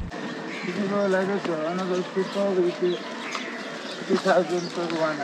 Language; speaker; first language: English; non-native, learner; Nepali